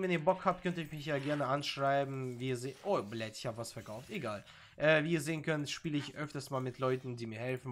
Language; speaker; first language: German; native; German